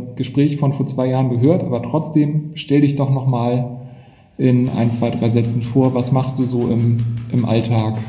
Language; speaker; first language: German; native; German